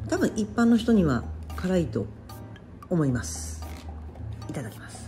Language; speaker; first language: Japanese; native; Japanese